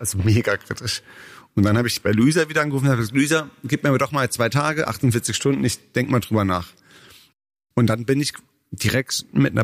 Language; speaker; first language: German; native; German